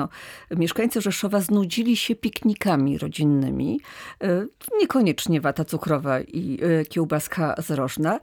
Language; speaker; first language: Polish; native; Polish